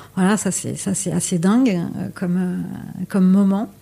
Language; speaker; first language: French; native; French